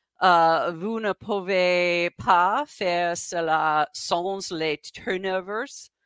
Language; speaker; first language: French; non-native, learner; English